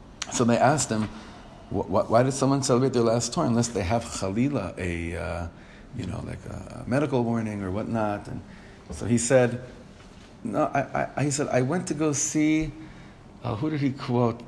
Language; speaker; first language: English; native; English